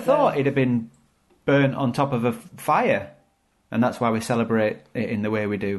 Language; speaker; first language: English; native; English